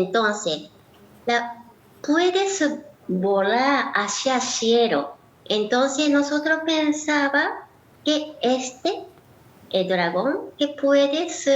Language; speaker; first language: Spanish; non-native, learner; Japanese